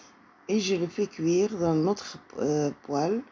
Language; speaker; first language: French; non-native, fluent; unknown